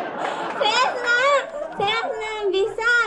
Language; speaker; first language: Indonesian; non-native, learner; Japanese